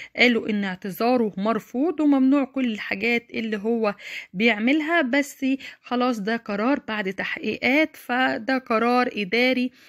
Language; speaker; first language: Arabic; native; Arabic